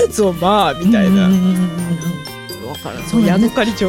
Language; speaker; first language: Japanese; native; Japanese